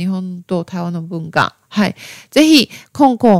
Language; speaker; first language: Japanese; non-native, learner; Chinese